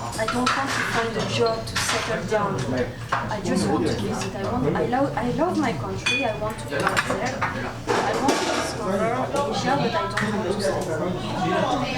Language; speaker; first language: English; non-native, fluent; French